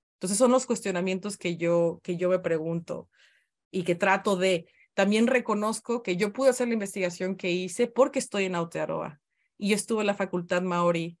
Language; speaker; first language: Spanish; native; Spanish